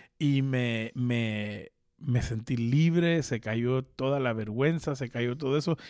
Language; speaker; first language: Spanish; early bilingual, heritage; Spanish